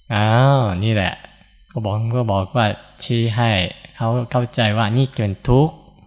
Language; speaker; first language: Thai; non-native, fluent; Japanese